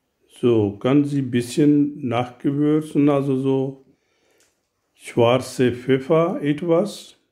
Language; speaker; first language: German; non-native, learner; Urdu